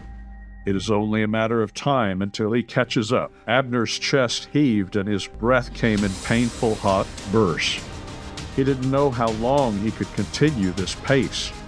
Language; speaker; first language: English; native; English